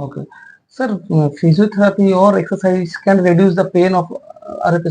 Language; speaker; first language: English; non-native, local second language; Bangla